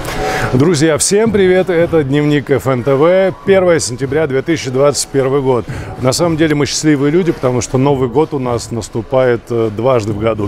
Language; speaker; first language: Russian; native; Russian